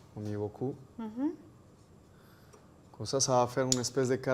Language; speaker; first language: French; non-native, fluent; Spanish